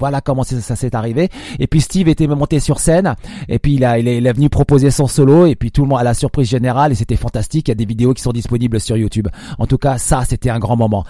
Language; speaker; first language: French; native; French